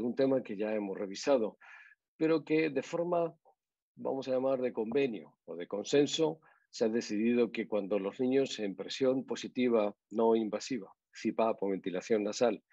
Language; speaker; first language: Spanish; native; Spanish